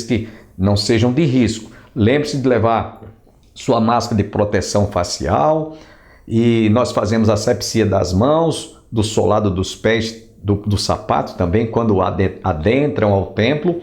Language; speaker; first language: Portuguese; native; Portuguese